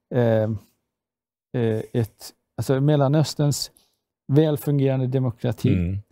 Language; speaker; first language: Swedish; non-native, fluent; Persian